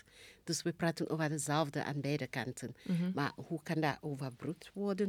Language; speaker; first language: Dutch; non-native, fluent; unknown